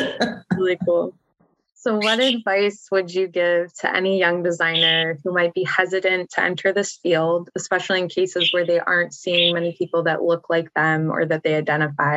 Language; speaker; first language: English; native; English